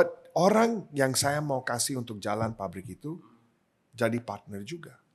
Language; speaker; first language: Indonesian; non-native, fluent; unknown